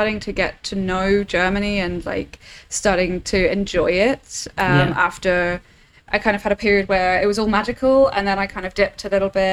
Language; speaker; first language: English; native; English